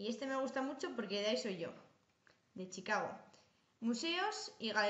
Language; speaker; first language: Spanish; non-native, fluent; English